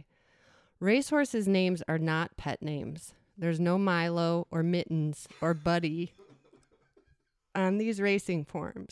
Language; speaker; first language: English; native; English